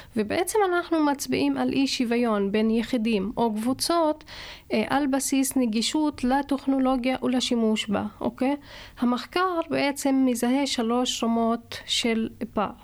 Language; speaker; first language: Hebrew; non-native, local second language; Arabic